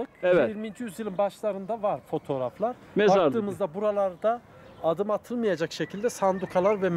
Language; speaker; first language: Turkish; native; Turkish